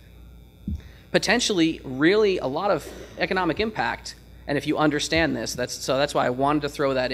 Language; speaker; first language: English; native; English